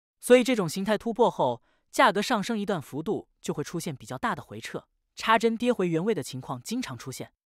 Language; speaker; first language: Chinese; native; Chinese